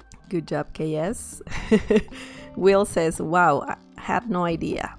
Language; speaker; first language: English; non-native, fluent; Spanish